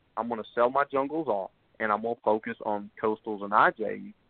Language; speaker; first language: English; native; English